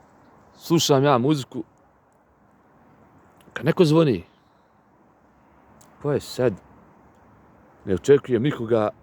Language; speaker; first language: Bosnian; native; Bosnian